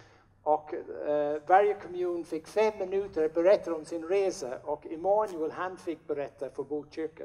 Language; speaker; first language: Swedish; non-native, fluent; English